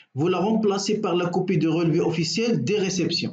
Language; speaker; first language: French; non-native, local second language; Arabic